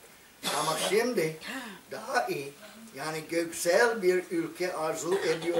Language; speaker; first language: Turkish; non-native, fluent; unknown